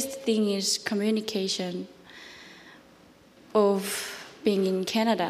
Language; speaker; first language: English; non-native, learner; Korean